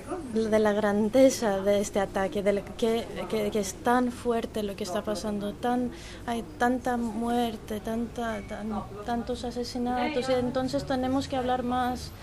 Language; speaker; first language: Spanish; non-native, fluent; Greek